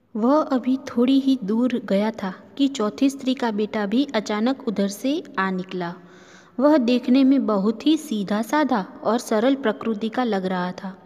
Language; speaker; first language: Hindi; non-native, local second language; Gujarati